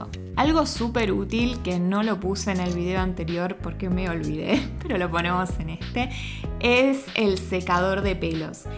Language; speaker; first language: Spanish; native; Spanish